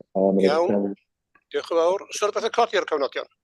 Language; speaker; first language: Welsh; native; Welsh